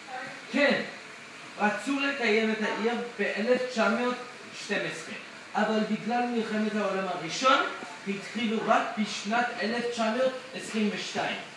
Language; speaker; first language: Hebrew; non-native, learner; English